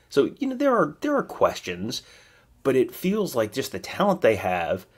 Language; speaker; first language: English; native; English